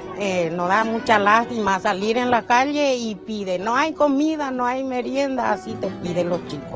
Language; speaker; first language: Spanish; non-native, local second language; Guarani